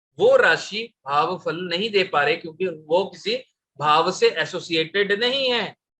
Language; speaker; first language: Hindi; non-native, local second language; Bangla